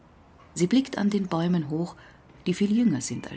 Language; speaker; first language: German; native; German